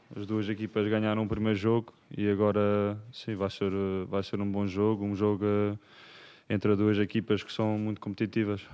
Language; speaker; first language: Portuguese; early bilingual, other home language; English